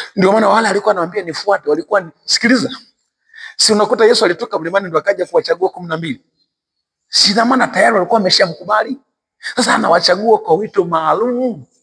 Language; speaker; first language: Swahili; native; Swahili